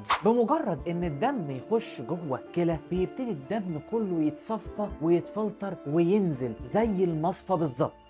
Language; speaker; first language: Arabic; native; Arabic